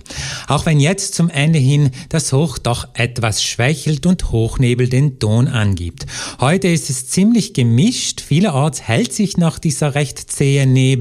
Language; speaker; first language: German; native; German